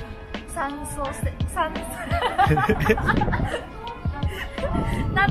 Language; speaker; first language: Japanese; non-native, fluent; Vietnamese